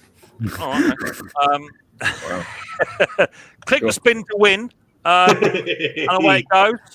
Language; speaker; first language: English; native; English